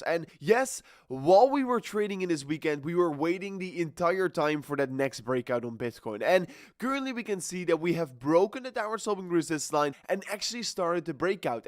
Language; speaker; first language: English; non-native, fluent; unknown